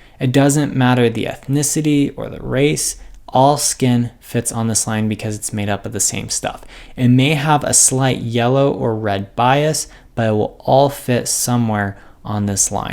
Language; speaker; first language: English; native; English